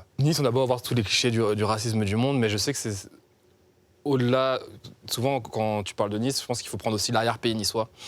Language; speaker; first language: French; native; French